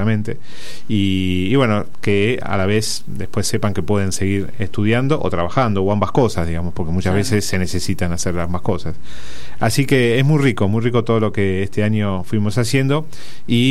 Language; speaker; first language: Spanish; native; Spanish